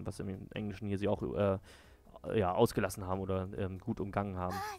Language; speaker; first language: German; native; German